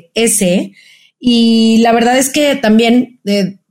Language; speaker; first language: Spanish; native; Spanish